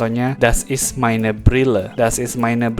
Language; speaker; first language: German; non-native, fluent; Indonesian